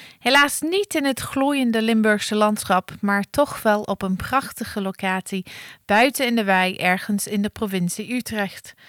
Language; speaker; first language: Dutch; non-native, fluent; English